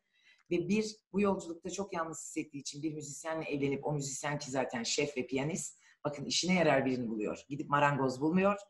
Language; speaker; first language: Turkish; native; Turkish